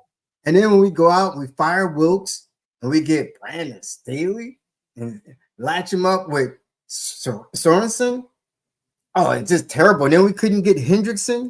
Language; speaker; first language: English; native; English